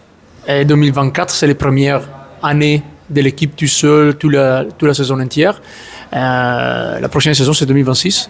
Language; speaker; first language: French; non-native, learner; Italian